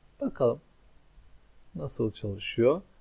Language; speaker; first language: Turkish; native; Turkish